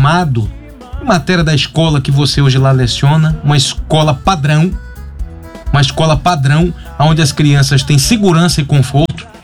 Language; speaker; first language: Portuguese; native; Portuguese